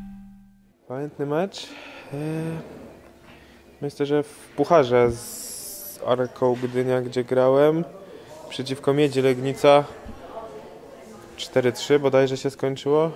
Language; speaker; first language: Polish; native; Polish